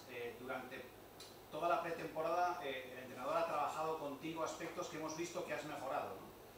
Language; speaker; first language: Spanish; native; Spanish